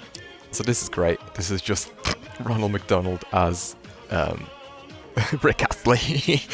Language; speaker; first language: English; native; English